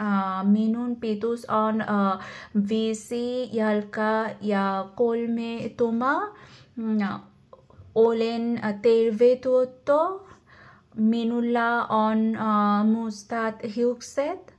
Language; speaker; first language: Finnish; non-native, learner; Bangla